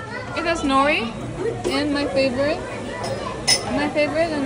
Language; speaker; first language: English; non-native, local second language; Assamese